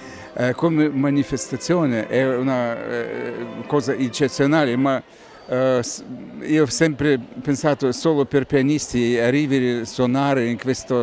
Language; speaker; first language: Italian; non-native, learner; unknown